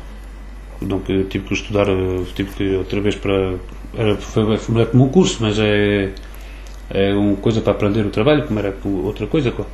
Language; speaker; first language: Portuguese; early bilingual, other home language; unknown